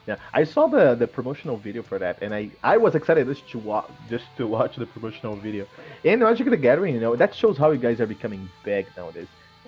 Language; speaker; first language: English; non-native, fluent; Portuguese